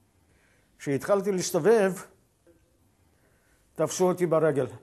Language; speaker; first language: Hebrew; non-native, fluent; Yiddish